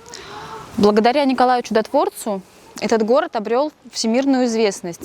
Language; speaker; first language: Russian; native; Russian